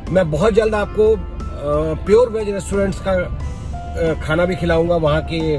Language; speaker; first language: Hindi; native; Hindi